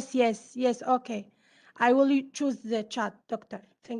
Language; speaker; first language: English; non-native, learner; Arabic